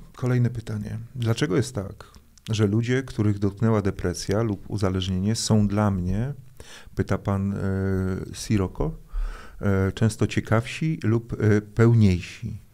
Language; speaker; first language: Polish; native; Polish